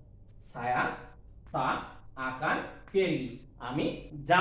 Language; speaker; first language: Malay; non-native, learner; Bangla